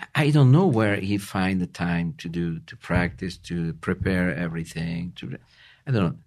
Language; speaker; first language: English; non-native, learner; Italian